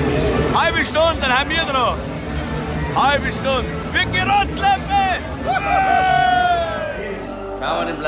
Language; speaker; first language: German; native; German